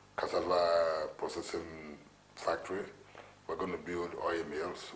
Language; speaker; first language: English; non-native, local second language; Igbo